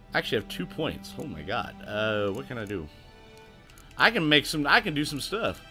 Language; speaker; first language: English; native; English